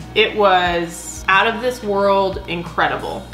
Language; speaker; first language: English; native; English